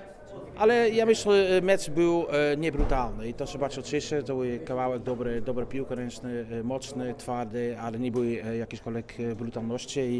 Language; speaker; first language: Polish; non-native, fluent; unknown